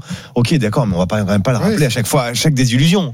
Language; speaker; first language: French; native; French